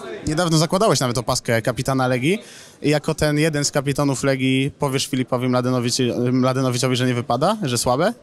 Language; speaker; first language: Polish; native; Polish